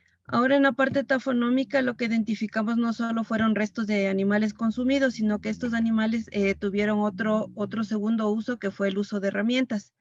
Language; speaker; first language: Spanish; native; Spanish